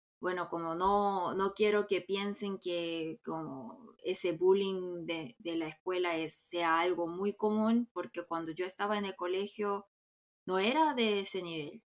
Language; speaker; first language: Spanish; non-native, fluent; Korean